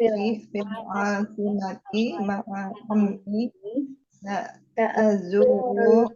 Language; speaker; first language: Arabic; non-native, learner; Indonesian